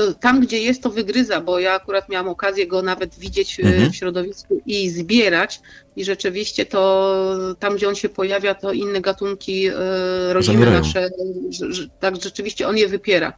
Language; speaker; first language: Polish; native; Polish